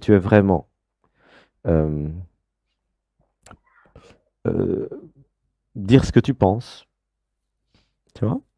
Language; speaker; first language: French; native; French